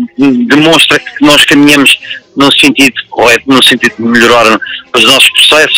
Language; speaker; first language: Portuguese; native; Portuguese